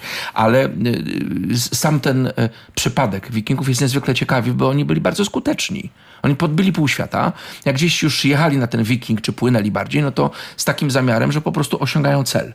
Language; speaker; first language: Polish; native; Polish